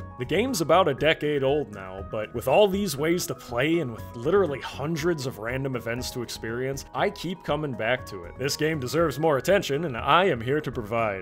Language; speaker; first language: English; native; English